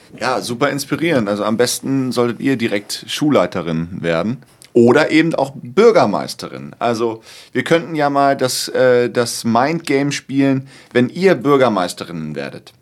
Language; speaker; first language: German; native; German